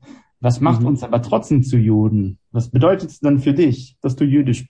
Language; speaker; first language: German; non-native, fluent; Hebrew